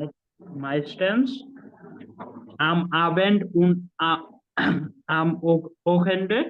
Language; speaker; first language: German; non-native, learner; Bangla